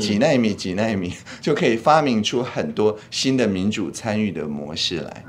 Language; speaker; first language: Chinese; native; Chinese